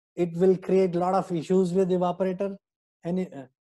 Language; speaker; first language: English; non-native, local second language; Hindi